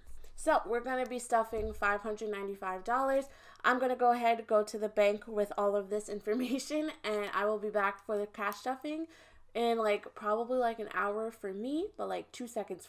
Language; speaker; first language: English; native; English